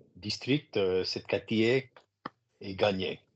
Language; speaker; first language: French; non-native, learner; English